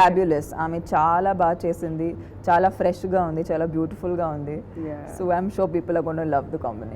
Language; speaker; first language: Telugu; non-native, fluent; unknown